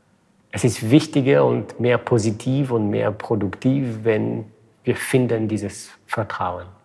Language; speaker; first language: German; non-native, fluent; French